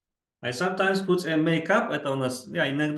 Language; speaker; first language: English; non-native, fluent; Kazakh